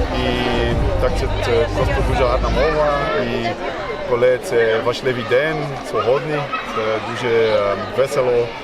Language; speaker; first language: Ukrainian; non-native, learner; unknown